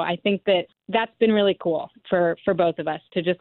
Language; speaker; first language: English; native; English